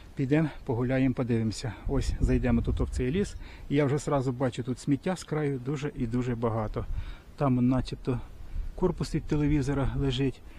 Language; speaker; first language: Ukrainian; native; Ukrainian